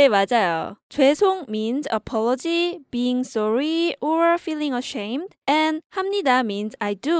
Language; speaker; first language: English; non-native, fluent; Korean